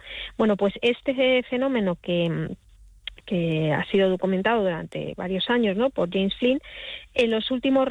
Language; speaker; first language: Spanish; native; Spanish